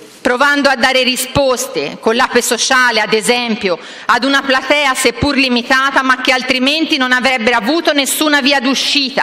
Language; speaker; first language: Italian; native; Italian